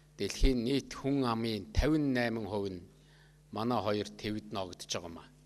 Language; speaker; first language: Mongolian; native; Mongolian